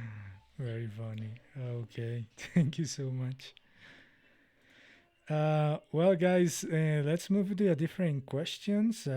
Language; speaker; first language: English; non-native, fluent; Spanish